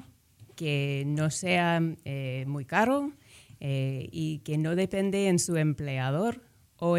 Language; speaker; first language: Spanish; non-native, fluent; English